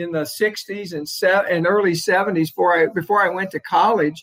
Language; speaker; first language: English; native; English